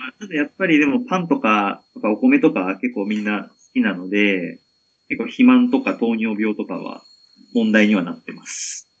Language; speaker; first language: Japanese; native; Japanese